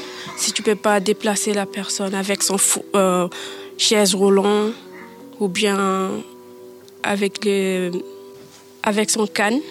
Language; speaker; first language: French; non-native, learner; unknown